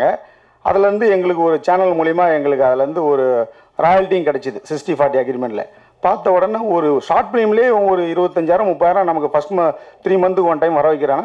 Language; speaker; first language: Tamil; native; Tamil